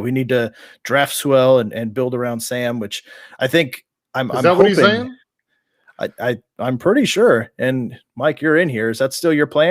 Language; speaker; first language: English; native; English